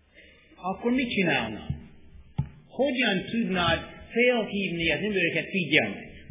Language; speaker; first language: Hungarian; non-native, fluent; English